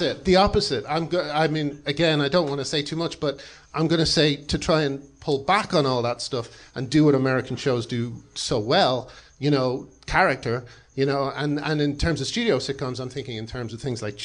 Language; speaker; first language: English; native; English